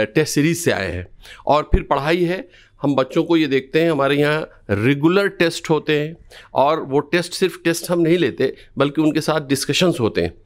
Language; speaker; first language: Hindi; native; Hindi